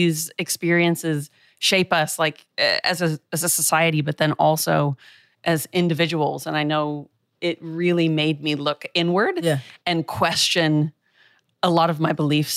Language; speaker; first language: English; native; English